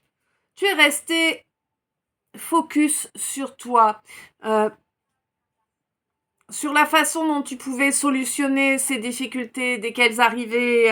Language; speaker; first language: French; native; French